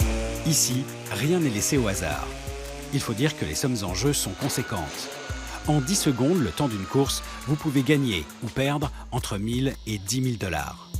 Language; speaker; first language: French; native; French